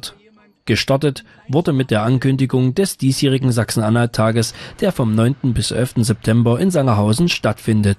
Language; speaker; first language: German; native; German